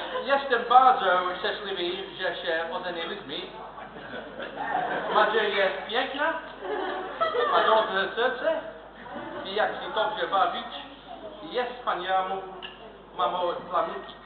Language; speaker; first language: Polish; non-native, learner; English